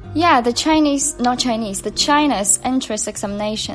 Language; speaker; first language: English; non-native, fluent; Chinese